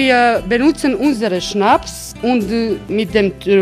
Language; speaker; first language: German; non-native, learner; Croatian